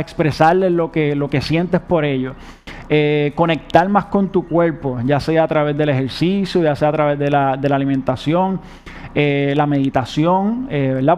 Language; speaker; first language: Spanish; native; Spanish